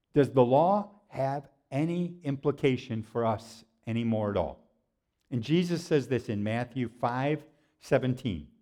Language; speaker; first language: English; native; English